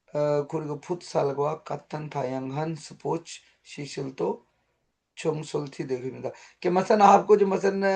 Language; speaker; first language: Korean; non-native, learner; Urdu